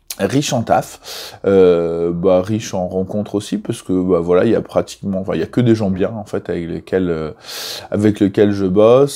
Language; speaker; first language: French; native; French